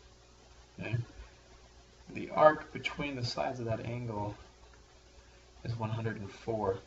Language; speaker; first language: English; native; English